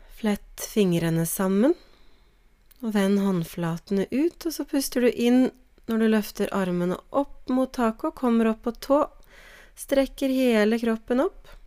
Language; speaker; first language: Norwegian; native; Norwegian